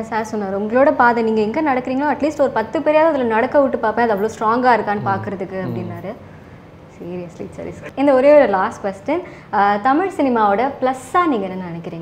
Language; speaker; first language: Tamil; native; Tamil